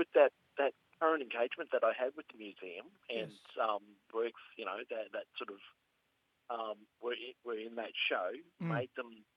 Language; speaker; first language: English; native; English